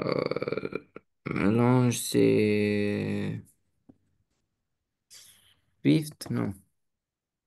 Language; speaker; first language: French; non-native, learner; Romanian